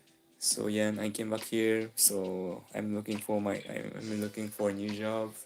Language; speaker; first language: English; non-native, local second language; Filipino